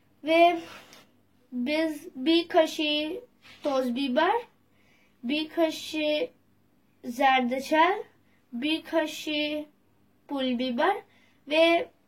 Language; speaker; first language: Turkish; non-native, learner; Urdu